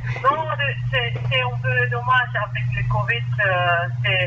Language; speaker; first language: French; non-native, learner; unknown